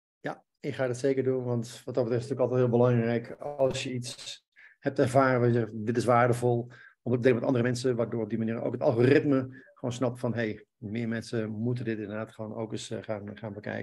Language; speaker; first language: Dutch; native; Dutch